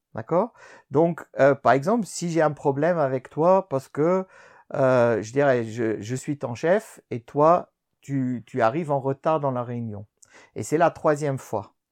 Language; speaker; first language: French; non-native, fluent; German